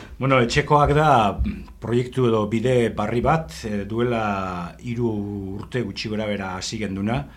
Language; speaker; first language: Basque; native; Basque